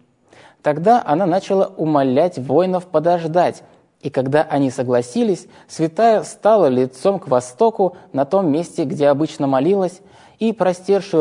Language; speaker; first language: Russian; native; Russian